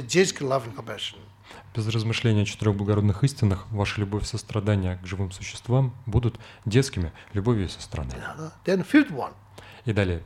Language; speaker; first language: Russian; native; Russian